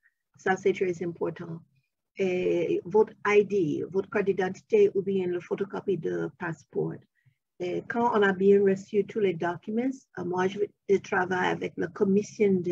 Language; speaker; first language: French; non-native, fluent; English